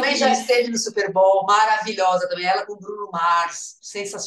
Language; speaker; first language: Portuguese; native; Portuguese